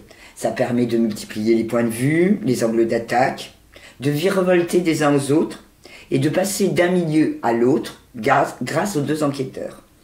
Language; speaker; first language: French; native; French